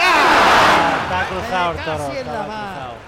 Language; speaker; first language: Spanish; native; Spanish